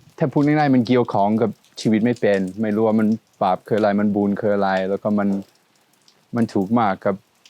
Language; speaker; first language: Thai; non-native, fluent; Swedish